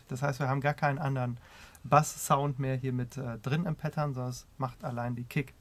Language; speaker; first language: German; native; German